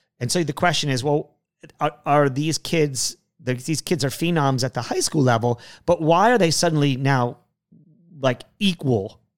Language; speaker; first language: English; native; English